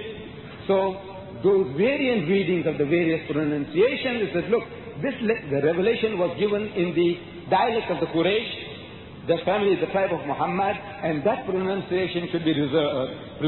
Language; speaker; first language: English; early bilingual, other home language; Gujarati